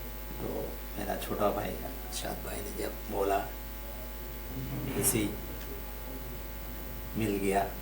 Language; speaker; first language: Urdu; early bilingual, heritage; Bangla